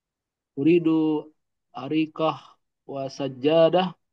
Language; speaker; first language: Arabic; non-native, learner; Indonesian